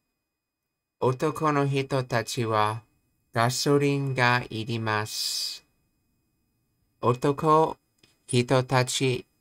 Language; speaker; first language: Japanese; non-native, learner; English